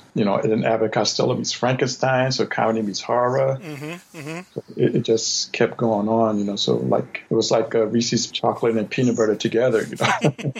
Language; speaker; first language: English; native; English